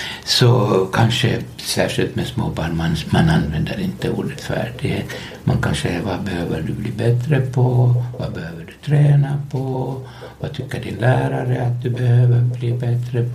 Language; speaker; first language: Swedish; non-native, local second language; Finnish